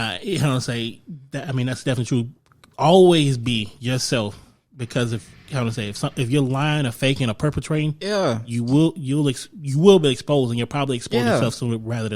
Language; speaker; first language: English; native; English